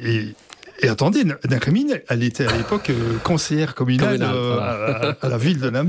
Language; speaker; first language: French; native; French